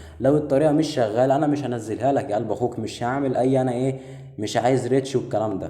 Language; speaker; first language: Arabic; native; Arabic